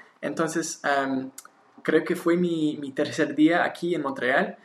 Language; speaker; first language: Spanish; non-native, learner; English